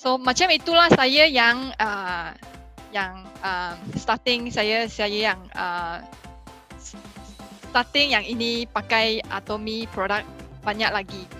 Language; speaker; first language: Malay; non-native, local second language; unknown